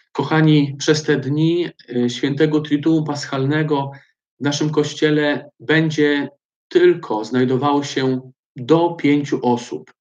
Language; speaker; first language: Polish; native; Polish